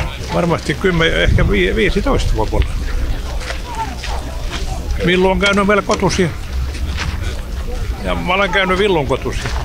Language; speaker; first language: Finnish; non-native, learner; Estonian